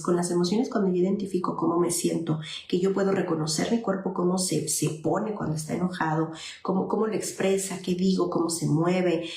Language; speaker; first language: Spanish; native; Spanish